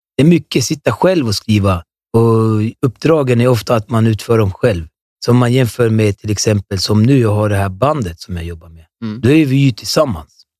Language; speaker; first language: Swedish; early bilingual, other home language; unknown